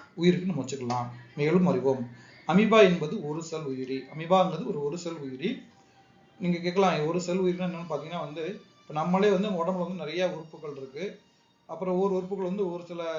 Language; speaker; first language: Tamil; native; Tamil